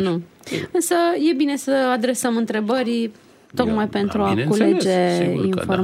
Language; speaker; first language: Romanian; native; Romanian